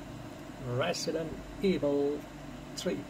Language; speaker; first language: English; non-native, fluent; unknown